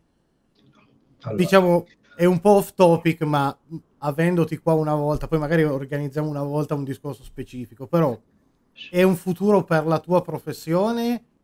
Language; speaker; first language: Italian; native; Italian